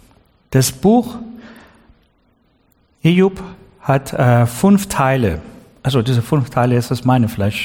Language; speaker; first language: German; non-native, learner; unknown